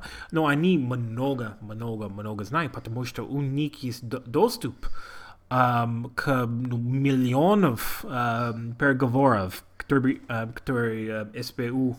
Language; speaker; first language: Russian; non-native, learner; English